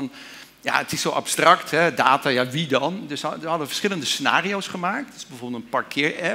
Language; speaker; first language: Dutch; native; Dutch